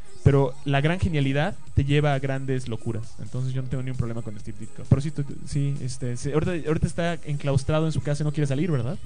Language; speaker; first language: Spanish; native; Spanish